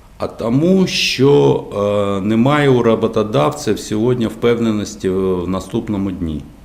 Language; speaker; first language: Ukrainian; non-native, local second language; Russian